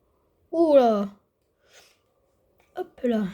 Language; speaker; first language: French; native; French